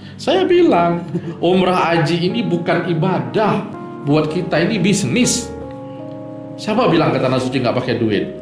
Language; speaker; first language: Indonesian; native; Indonesian